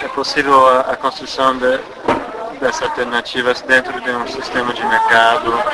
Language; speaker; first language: Spanish; non-native, fluent; English